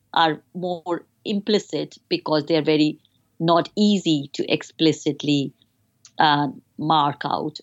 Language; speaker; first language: English; non-native, local second language; Hindi